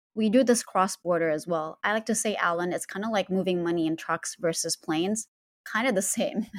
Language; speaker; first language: English; non-native, fluent; Indonesian